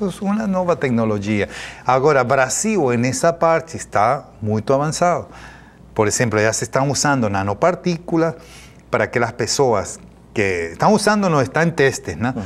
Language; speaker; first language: Portuguese; non-native, fluent; Spanish